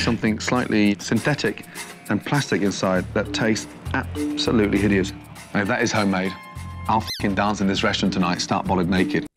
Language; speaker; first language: English; native; English